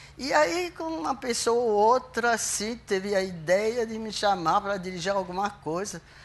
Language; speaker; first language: Portuguese; non-native, fluent; French